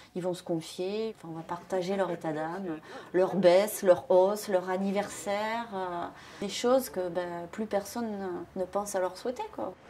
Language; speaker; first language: French; native; French